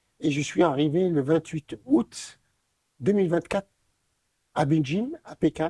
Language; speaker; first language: French; non-native, local second language; Arabic